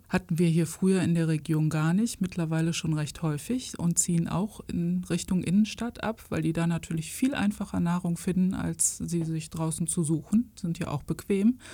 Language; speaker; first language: German; native; German